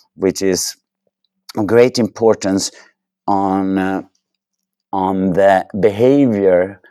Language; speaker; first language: English; non-native, fluent; Swedish